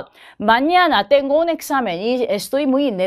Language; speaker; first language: Spanish; non-native, fluent; Korean